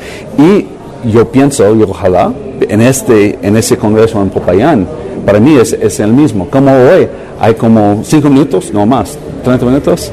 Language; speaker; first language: Spanish; non-native, learner; English